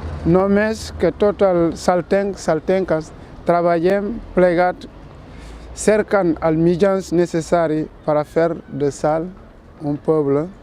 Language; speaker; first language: Catalan; non-native, fluent; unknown